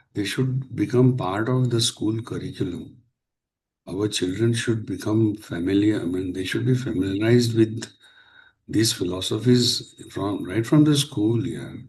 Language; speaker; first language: English; non-native, local second language; Marathi